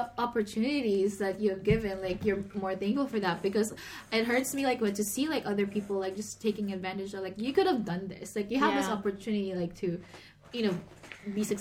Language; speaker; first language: English; non-native, local second language; Filipino